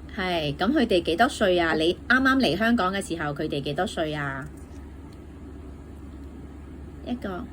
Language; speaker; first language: Cantonese; native; Cantonese